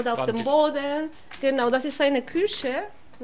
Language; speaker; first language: German; non-native, learner; Spanish